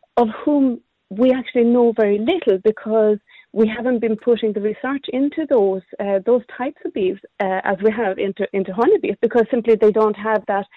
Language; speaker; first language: English; non-native, fluent; Swedish